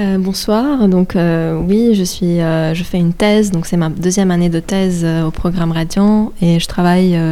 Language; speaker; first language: French; non-native, local second language; Arabic